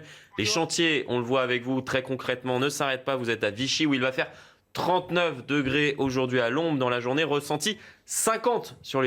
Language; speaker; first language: French; native; French